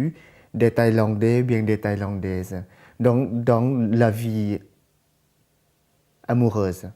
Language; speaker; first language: French; non-native, fluent; Thai